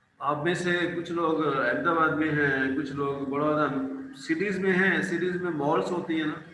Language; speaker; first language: Hindi; non-native, local second language; Punjabi